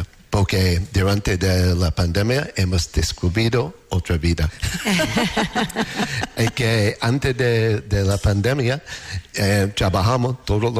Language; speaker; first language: Spanish; non-native, learner; English